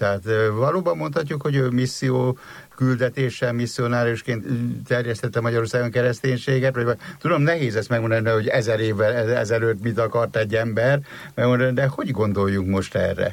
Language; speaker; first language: Hungarian; native; Hungarian